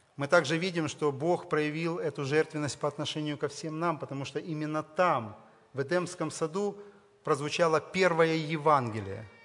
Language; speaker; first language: Russian; native; Russian